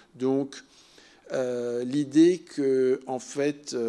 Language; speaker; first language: French; native; French